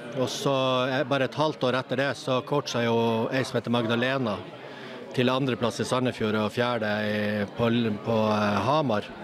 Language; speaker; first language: Norwegian; native; Norwegian